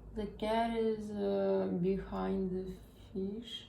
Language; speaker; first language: English; non-native, learner; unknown